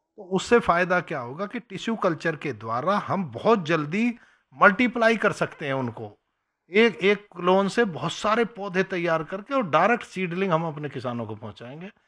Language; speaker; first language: Hindi; native; Hindi